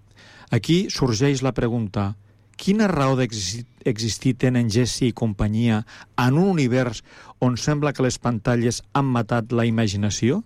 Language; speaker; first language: Catalan; native; Catalan